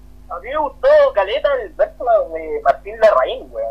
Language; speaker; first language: Spanish; native; Spanish